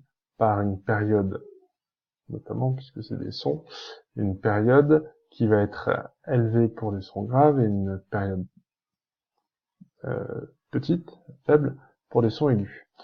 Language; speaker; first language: French; native; French